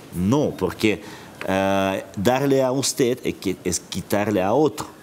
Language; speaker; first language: Spanish; non-native, fluent; Russian